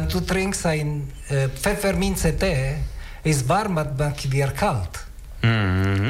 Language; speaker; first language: German; non-native, learner; Italian